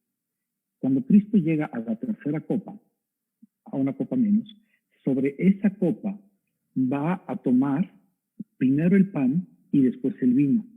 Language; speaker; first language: Spanish; native; Spanish